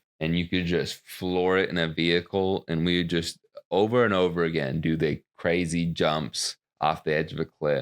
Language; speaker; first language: English; native; English